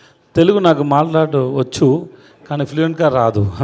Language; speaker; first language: Telugu; non-native, learner; Tamil